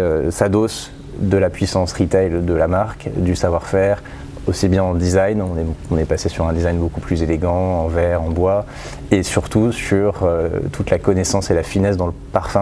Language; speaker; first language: French; native; French